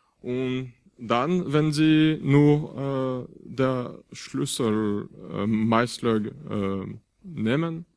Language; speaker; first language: German; non-native, fluent; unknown